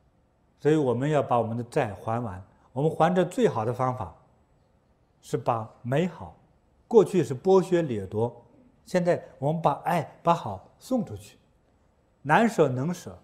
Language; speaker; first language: Chinese; native; Chinese